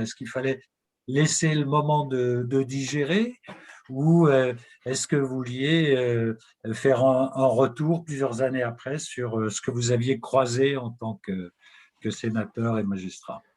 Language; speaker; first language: French; native; French